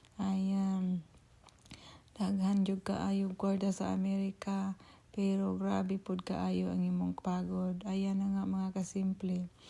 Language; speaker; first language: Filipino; non-native, local second language; Cebuano